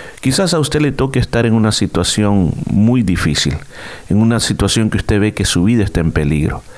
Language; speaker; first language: Spanish; native; Spanish